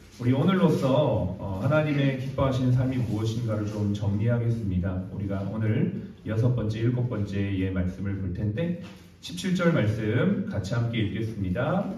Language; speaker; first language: Korean; native; Korean